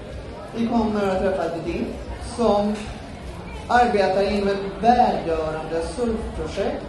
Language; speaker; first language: Swedish; native; Swedish